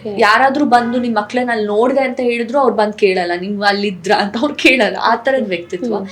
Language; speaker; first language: Kannada; non-native, local second language; Tulu